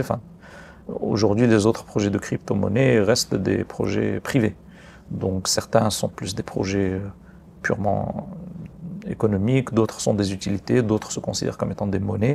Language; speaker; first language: French; non-native, local second language; Arabic